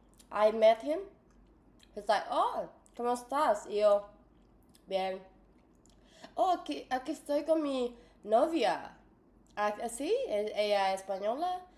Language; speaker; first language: Spanish; non-native, learner; English